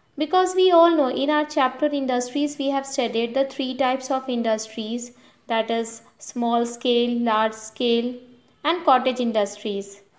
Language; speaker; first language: English; non-native, local second language; Hindi